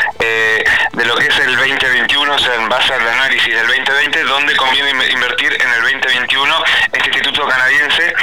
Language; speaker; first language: Spanish; native; Spanish